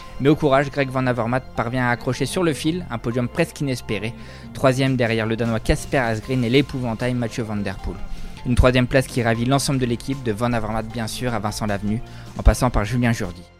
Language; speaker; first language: French; native; French